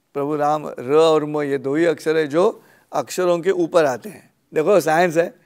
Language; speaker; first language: Hindi; non-native, local second language; Marathi